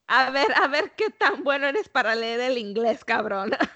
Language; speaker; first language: Spanish; early bilingual, heritage; Spanish